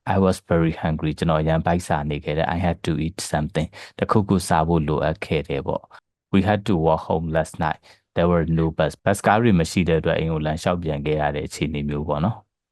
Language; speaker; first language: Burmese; native; Burmese